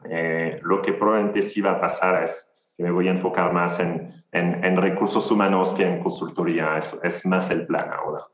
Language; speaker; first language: Spanish; non-native, fluent; French